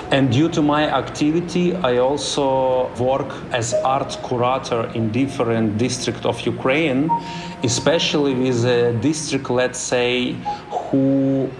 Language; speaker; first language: English; non-native, fluent; Ukrainian